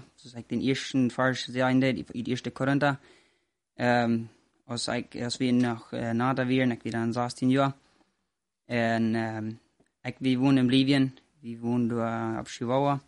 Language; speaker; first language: German; non-native, learner; Plautdietsch